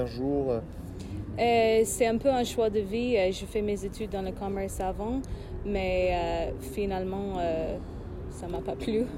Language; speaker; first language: French; non-native, fluent; English